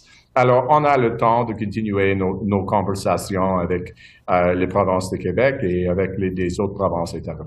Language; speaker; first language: French; non-native, local second language; English